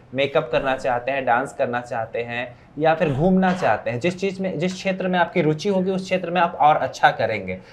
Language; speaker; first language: Hindi; native; Hindi